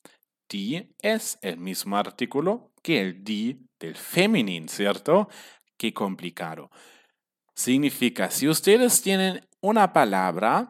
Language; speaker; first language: Spanish; non-native, fluent; German